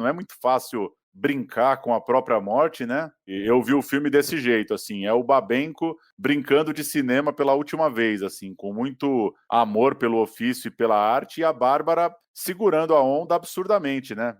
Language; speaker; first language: Portuguese; native; Portuguese